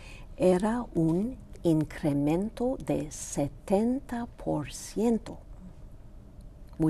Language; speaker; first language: Spanish; non-native, local second language; Greek